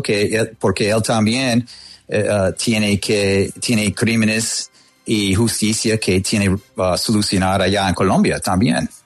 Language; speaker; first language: Spanish; non-native, fluent; English